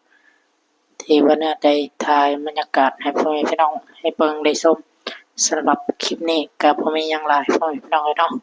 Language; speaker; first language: Thai; non-native, local second language; Northeastern Thai